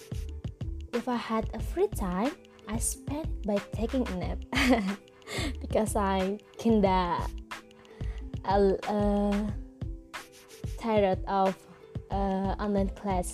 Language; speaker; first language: English; non-native, learner; Indonesian